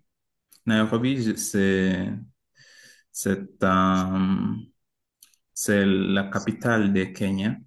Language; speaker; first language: French; non-native, learner; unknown